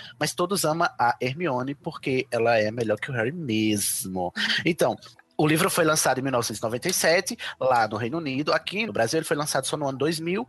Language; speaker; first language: Portuguese; native; Portuguese